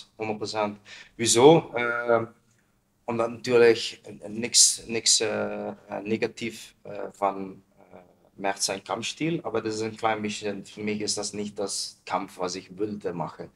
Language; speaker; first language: German; non-native, learner; Dutch